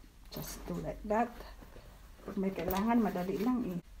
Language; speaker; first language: English; non-native, local second language; Filipino